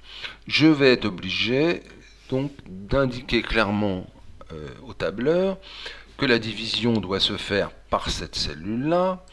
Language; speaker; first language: French; native; French